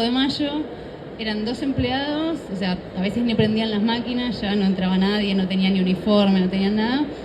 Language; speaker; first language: Spanish; native; Spanish